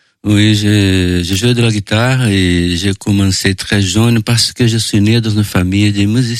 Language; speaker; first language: French; non-native, fluent; Portuguese